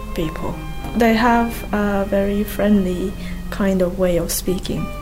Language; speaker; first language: English; non-native, fluent; Japanese